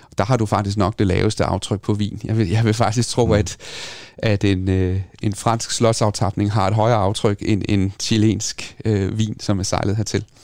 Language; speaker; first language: Danish; native; Danish